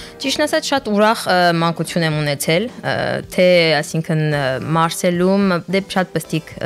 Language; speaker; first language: Armenian; early bilingual, heritage; French